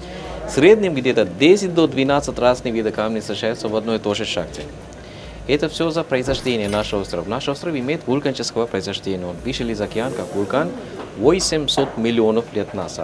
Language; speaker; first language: Russian; non-native, fluent; Sinhala